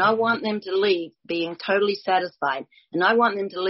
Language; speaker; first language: English; native; English